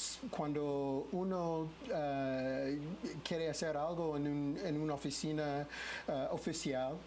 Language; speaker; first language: Spanish; non-native, fluent; English